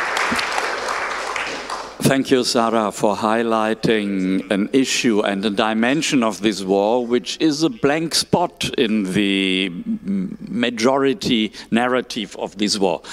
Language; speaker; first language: English; non-native, fluent; German